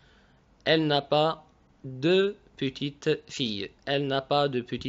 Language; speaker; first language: French; non-native, fluent; Arabic